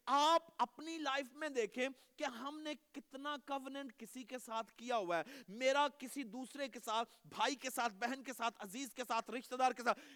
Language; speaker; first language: Urdu; native; Urdu